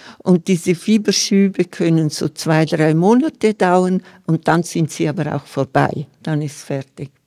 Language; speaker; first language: German; non-native, local second language; Romansh